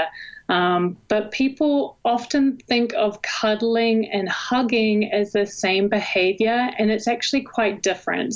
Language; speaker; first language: English; native; English